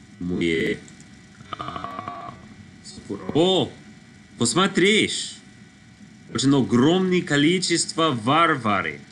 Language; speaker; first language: Russian; non-native, learner; English